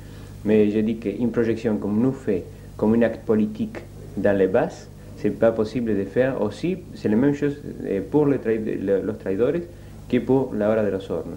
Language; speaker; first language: French; non-native, learner; Spanish